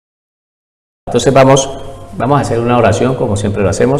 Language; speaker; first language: Spanish; native; Spanish